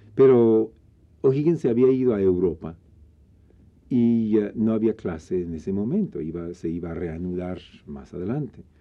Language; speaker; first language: Spanish; non-native, fluent; English